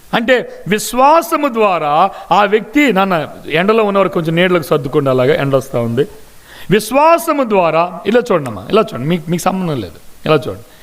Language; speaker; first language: Telugu; non-native, local second language; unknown